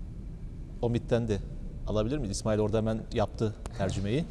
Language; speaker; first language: Turkish; native; Turkish